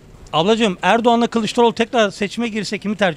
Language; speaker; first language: Turkish; native; Turkish